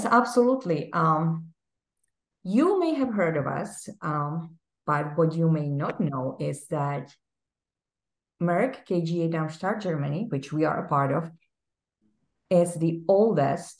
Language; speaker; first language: English; non-native, fluent; Czech